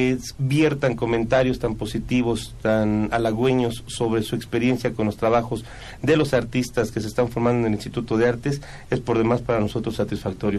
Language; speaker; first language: Spanish; native; Spanish